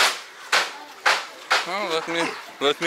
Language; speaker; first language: English; non-native, learner; Russian